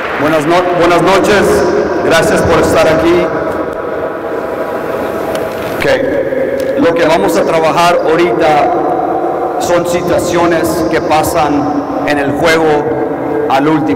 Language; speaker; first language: Spanish; early bilingual, heritage; English